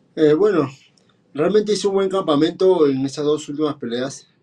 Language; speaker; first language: Spanish; native; Spanish